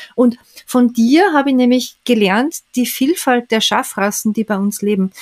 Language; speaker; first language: German; native; German